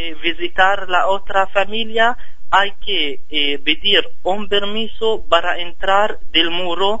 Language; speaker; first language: Spanish; non-native, fluent; Arabic